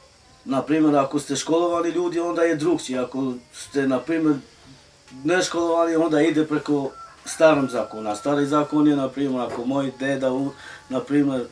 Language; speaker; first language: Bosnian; non-native, local second language; Romany